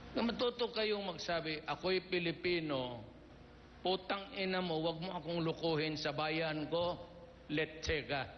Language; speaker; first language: Filipino; non-native, local second language; Cebuano